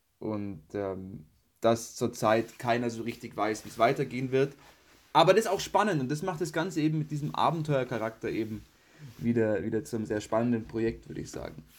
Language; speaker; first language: German; native; German